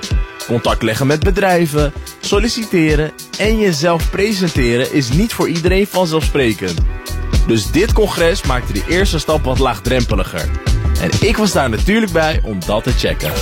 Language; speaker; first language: Dutch; native; Dutch